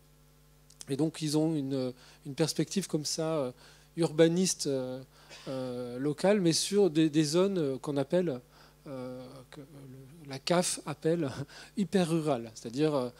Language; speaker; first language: French; native; French